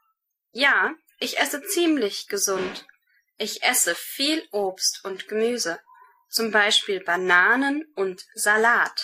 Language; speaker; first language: German; non-native, learner; English